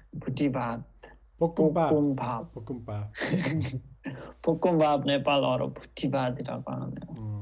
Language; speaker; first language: Korean; non-native, fluent; Nepali